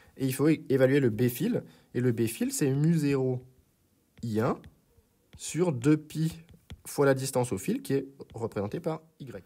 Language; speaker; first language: French; native; French